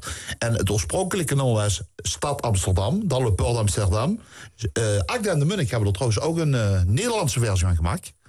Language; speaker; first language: Dutch; native; Dutch